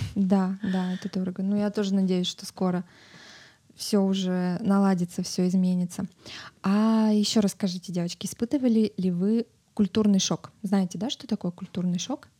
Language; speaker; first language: Russian; native; Russian